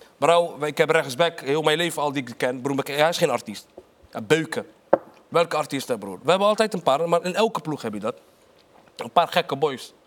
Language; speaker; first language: Dutch; early bilingual, other home language; Arabic